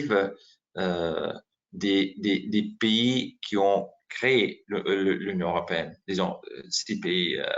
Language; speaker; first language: French; non-native, fluent; Slovenian